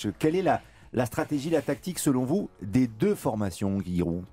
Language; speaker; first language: French; native; French